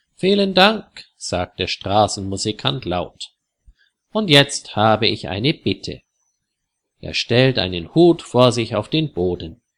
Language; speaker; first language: German; native; German